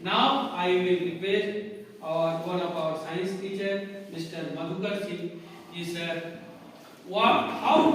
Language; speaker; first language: English; non-native, local second language; Hindi